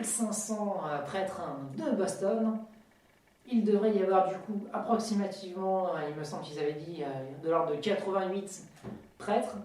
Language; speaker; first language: French; native; French